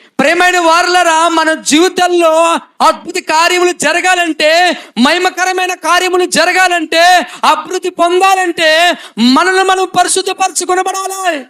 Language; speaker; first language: Telugu; non-native, local second language; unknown